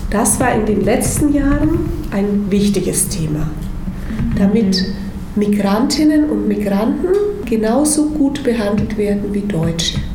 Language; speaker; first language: German; native; German